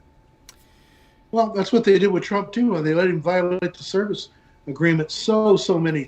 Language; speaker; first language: English; native; English